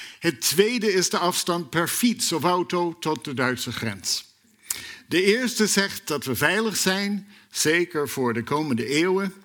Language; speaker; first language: Dutch; non-native, fluent; English